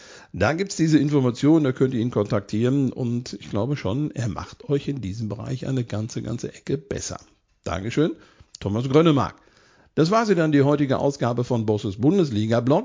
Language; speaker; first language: German; native; German